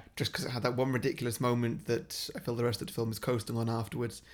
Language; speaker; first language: English; native; English